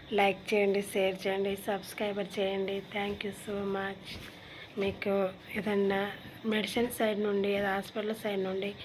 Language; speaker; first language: Telugu; non-native, local second language; Lambadi